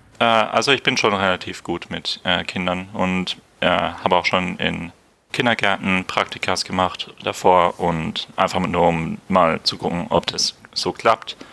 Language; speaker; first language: German; native; German